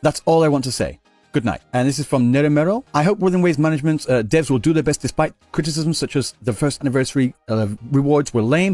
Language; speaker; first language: English; native; English